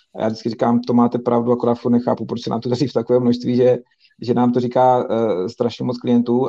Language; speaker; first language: Czech; native; Czech